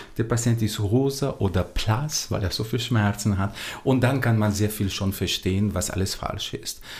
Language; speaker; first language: German; non-native, fluent; Portuguese